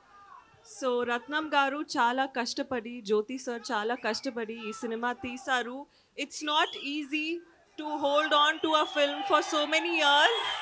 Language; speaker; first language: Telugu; non-native, learner; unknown